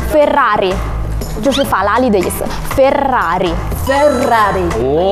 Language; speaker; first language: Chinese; non-native, fluent; Italian